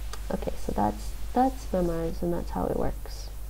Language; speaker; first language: English; native; English